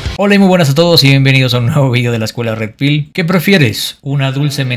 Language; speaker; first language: Spanish; native; Spanish